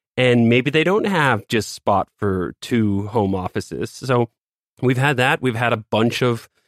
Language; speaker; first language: English; non-native, fluent; Danish